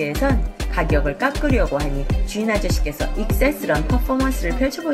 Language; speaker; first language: Korean; native; Korean